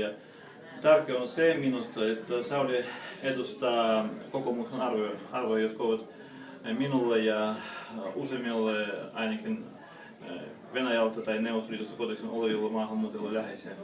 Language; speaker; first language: Finnish; non-native, fluent; Russian